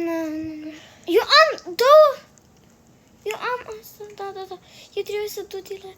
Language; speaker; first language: Romanian; early bilingual, heritage; Romanian